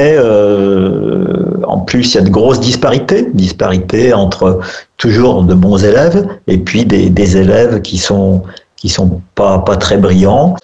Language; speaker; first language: French; native; French